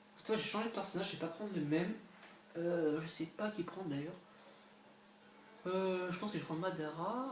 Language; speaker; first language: French; native; French